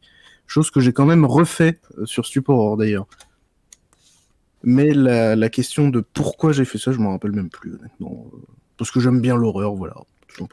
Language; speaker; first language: French; native; French